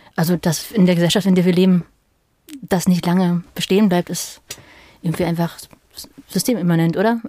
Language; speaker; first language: German; native; German